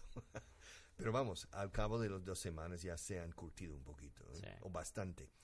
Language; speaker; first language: Spanish; non-native, fluent; English